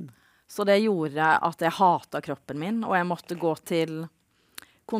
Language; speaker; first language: Norwegian; native; Norwegian